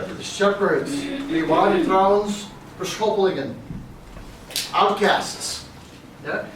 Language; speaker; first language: Dutch; non-native, fluent; English